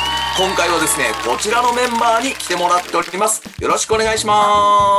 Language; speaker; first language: Japanese; native; Japanese